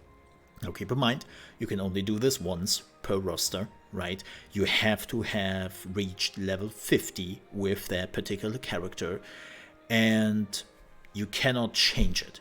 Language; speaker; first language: English; non-native, fluent; German